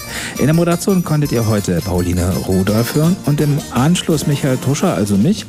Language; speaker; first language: German; native; German